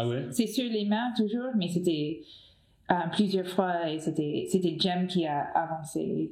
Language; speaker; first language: French; non-native, learner; English